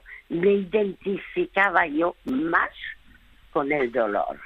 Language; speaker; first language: Spanish; early bilingual, other home language; French